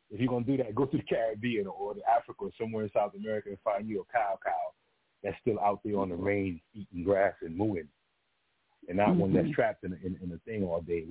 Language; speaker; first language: English; non-native, local second language; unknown